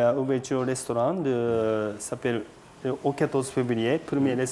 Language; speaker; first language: French; non-native, learner; Japanese